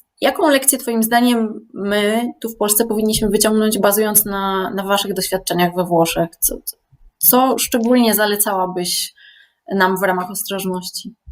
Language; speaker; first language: Polish; native; Polish